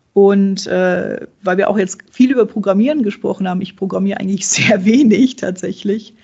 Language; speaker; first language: German; early bilingual, other home language; Czech